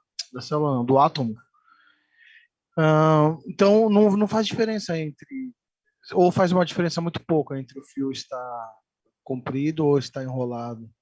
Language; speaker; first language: Portuguese; native; Portuguese